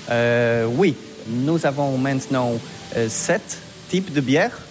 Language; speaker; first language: French; non-native, learner; Polish